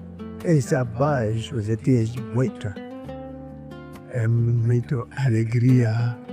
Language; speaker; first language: Portuguese; non-native, learner; Lingala